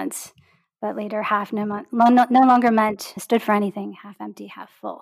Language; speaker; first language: English; native; English